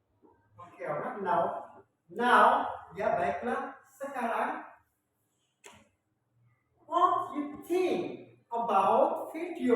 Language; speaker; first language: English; non-native, learner; Indonesian